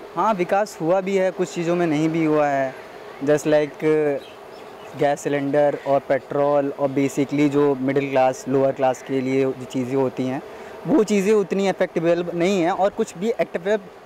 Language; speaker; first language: Hindi; native; Hindi